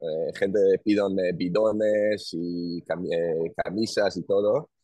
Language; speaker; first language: Spanish; non-native, learner; Hebrew